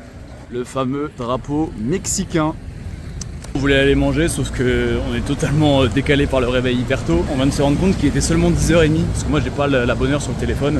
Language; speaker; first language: French; native; French